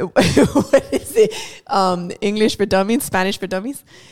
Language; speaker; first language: English; early bilingual, other home language; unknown